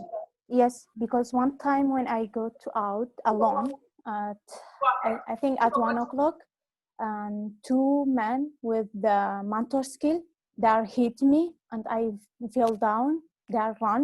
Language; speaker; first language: English; non-native, learner; Kurdish